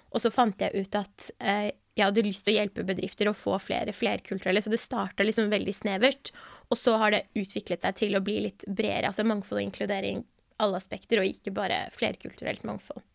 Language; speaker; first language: Norwegian; early bilingual, other home language; Persian